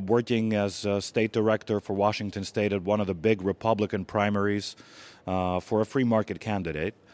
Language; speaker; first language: English; non-native, fluent; Greek